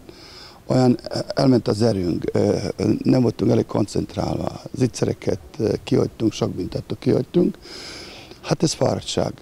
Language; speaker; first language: Hungarian; non-native, fluent; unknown